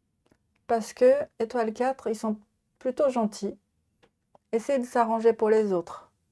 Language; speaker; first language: French; non-native, learner; Japanese